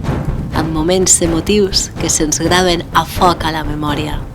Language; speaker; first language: Catalan; native; Catalan